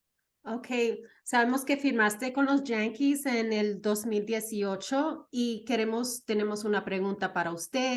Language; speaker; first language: Spanish; early bilingual, heritage; Spanish